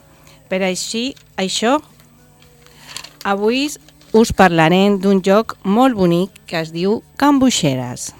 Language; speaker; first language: Catalan; non-native, learner; Spanish